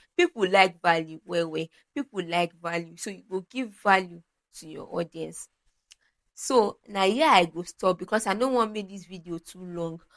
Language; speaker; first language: Nigerian Pidgin; non-native, local second language; Yoruba